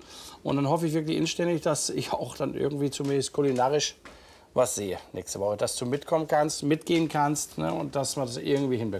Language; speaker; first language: German; native; German